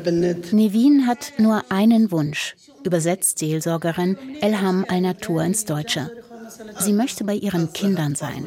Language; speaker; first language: German; native; German